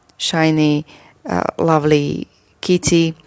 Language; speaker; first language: English; non-native, fluent; Slovak